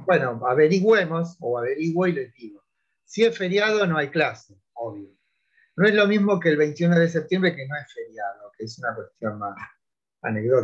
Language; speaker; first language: Spanish; native; Spanish